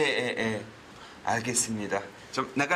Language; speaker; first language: Korean; non-native, fluent; French